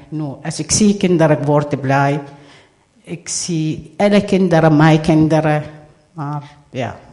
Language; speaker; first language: Dutch; non-native, learner; Arabic